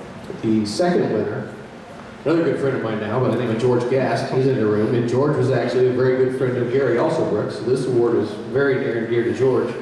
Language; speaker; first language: English; native; English